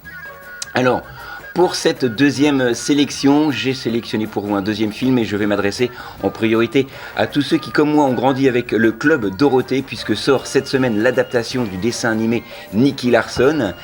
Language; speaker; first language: French; native; French